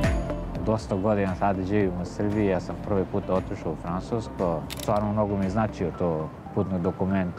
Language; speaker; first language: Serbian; non-native, local second language; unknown